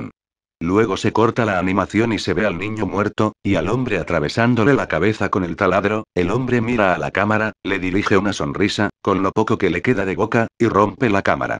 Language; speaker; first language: Spanish; native; Spanish